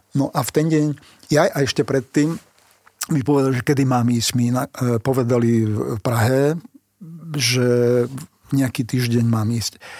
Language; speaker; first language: Slovak; non-native, local second language; Hungarian